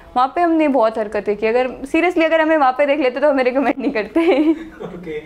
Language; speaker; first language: Hindi; native; Hindi